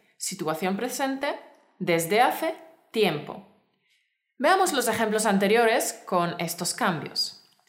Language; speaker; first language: Spanish; native; Spanish